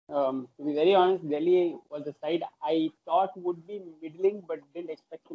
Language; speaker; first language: English; non-native, local second language; Tamil